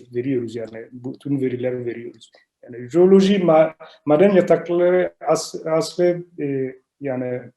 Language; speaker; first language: Turkish; non-native, learner; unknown